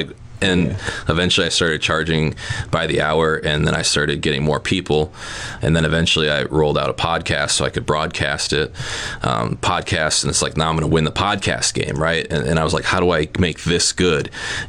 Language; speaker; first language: English; native; English